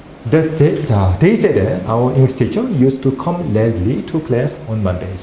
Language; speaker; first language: English; non-native, fluent; Korean